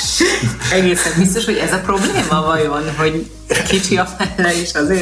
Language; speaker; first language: Hungarian; native; Hungarian